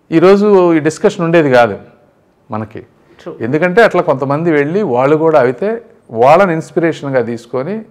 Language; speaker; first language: Telugu; native; Telugu